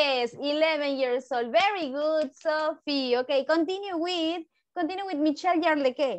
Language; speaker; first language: English; non-native, fluent; Spanish